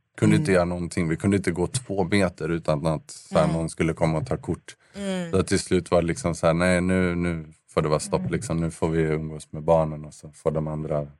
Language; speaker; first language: Swedish; native; Swedish